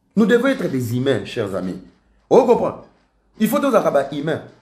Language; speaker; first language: French; non-native, local second language; Lingala